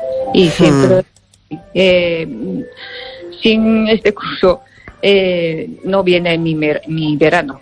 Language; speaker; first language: Spanish; non-native, learner; Japanese